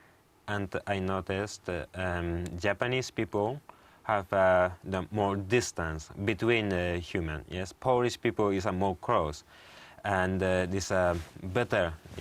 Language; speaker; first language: English; non-native, learner; Japanese